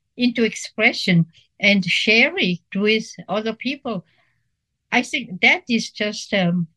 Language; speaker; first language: English; non-native, fluent; Swiss German